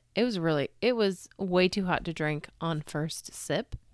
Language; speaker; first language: English; native; English